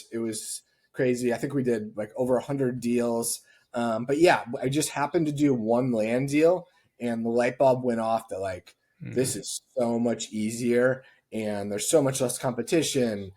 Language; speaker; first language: English; native; English